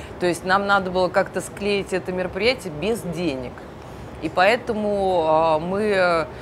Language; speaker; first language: Russian; native; Russian